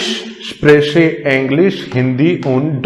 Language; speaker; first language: German; non-native, fluent; Hindi